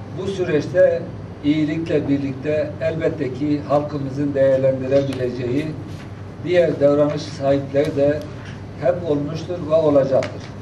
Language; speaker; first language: Turkish; native; Turkish